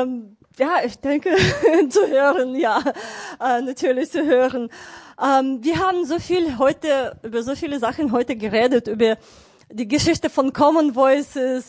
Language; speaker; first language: German; non-native, learner; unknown